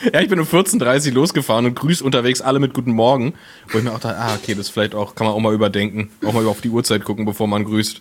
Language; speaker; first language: German; native; German